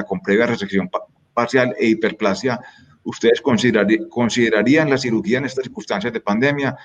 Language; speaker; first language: Spanish; native; Spanish